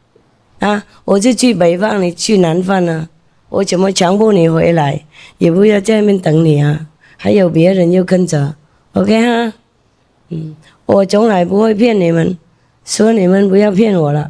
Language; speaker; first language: Chinese; non-native, fluent; Vietnamese